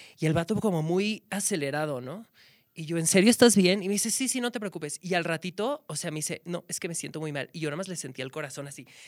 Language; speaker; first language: Spanish; native; Spanish